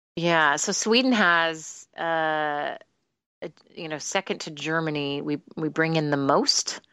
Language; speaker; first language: English; native; English